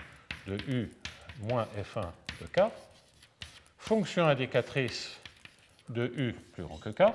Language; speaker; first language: French; native; French